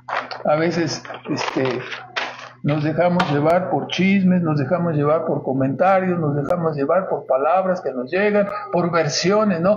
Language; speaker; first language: Spanish; native; Spanish